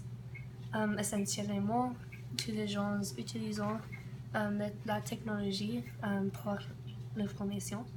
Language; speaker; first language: French; non-native, learner; English